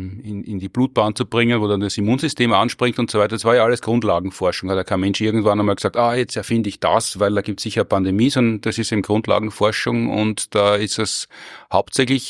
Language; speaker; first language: German; native; German